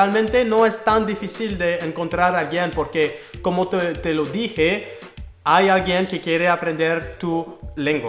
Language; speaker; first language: Spanish; non-native, learner; French